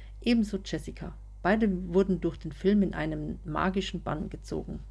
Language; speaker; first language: German; native; German